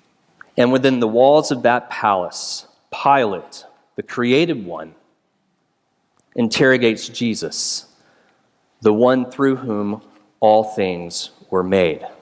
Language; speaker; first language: English; native; English